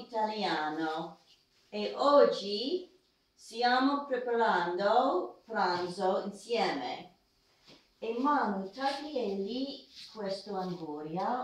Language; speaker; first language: Italian; non-native, learner; English